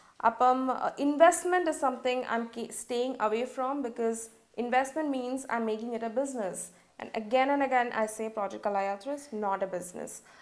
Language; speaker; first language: English; non-native, local second language; Malayalam